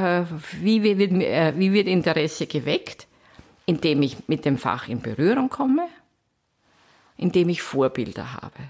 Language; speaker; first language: German; native; German